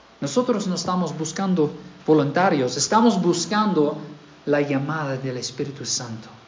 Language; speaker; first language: Spanish; non-native, fluent; English